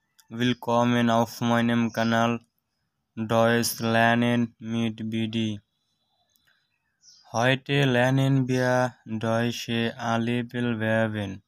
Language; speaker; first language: German; non-native, fluent; Bangla